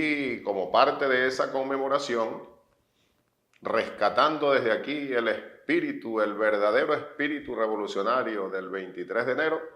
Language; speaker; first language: Spanish; native; Spanish